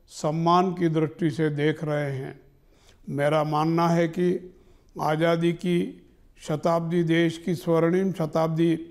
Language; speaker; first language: Hindi; native; Hindi